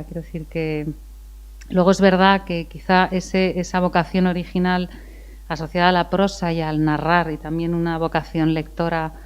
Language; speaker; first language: Spanish; native; Spanish